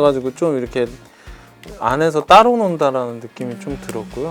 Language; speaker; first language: Korean; native; Korean